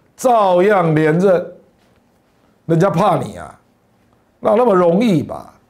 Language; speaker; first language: Chinese; native; Chinese